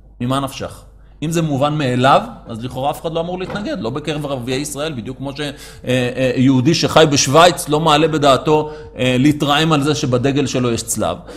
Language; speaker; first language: Hebrew; native; Hebrew